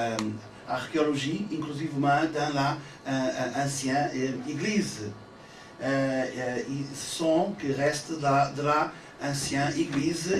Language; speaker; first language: French; non-native, learner; Portuguese